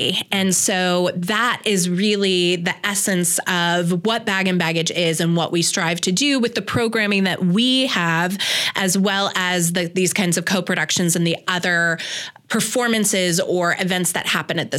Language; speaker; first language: English; native; English